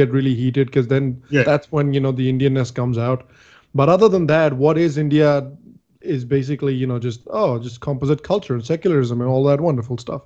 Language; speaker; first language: English; non-native, local second language; Hindi